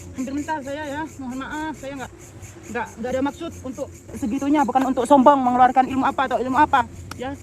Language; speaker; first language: Indonesian; non-native, local second language; Madurese